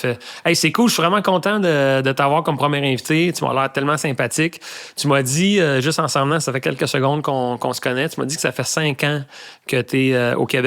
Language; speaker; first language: French; native; French